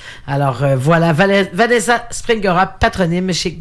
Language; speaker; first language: French; native; French